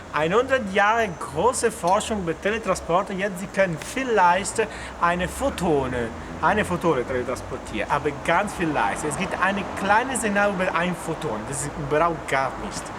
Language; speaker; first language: German; non-native, learner; Italian